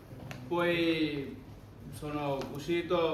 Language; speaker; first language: Italian; non-native, learner; Bangla